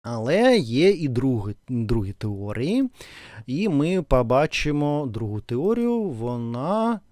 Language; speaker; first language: Ukrainian; non-native, local second language; Russian